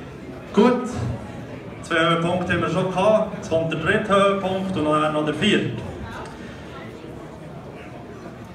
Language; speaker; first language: German; native; German